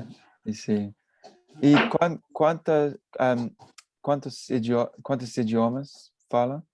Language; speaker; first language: Portuguese; non-native, learner; English